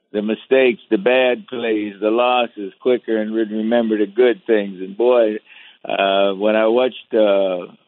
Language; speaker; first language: English; native; English